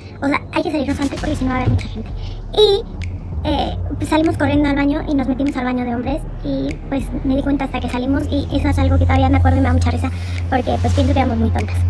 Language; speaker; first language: Spanish; native; Spanish